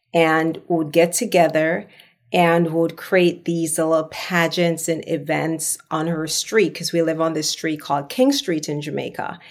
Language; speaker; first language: English; non-native, local second language; Jamaican Creole English